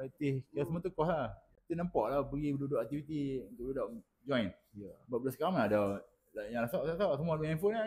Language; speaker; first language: Malay; native; Malay